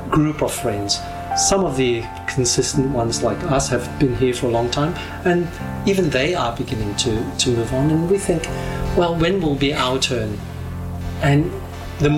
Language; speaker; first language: English; non-native, local second language; Cantonese